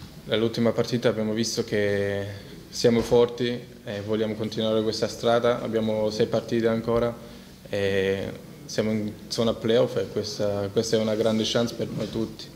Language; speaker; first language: Italian; early bilingual, heritage; Italian